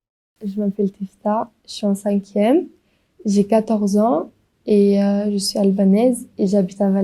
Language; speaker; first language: French; early bilingual, other home language; Albanian